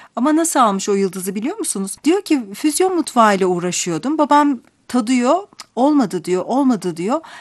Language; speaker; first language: Turkish; native; Turkish